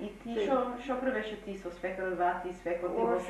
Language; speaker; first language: Macedonian; early bilingual, heritage; Macedonian